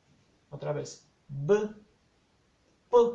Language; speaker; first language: Spanish; non-native, fluent; Polish